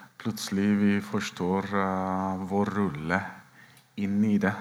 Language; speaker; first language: Norwegian; non-native, fluent; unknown